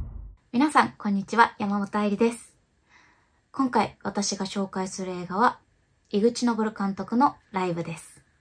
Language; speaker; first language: Japanese; native; Japanese